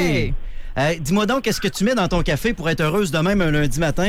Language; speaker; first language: French; native; French